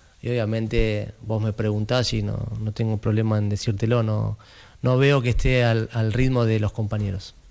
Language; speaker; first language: Spanish; native; Spanish